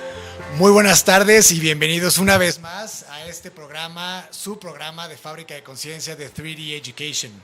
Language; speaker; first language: Spanish; native; Spanish